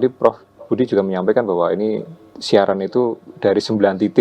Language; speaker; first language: Indonesian; native; Indonesian